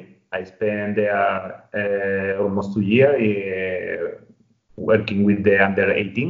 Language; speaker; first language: English; non-native, fluent; Spanish